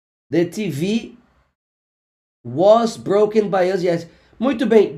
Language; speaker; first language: English; non-native, fluent; Portuguese